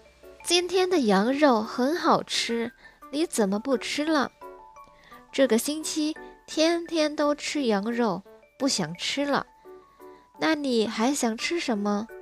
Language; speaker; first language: Chinese; non-native, fluent; Indonesian